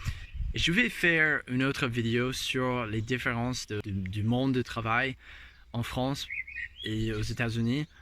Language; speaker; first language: French; non-native, fluent; English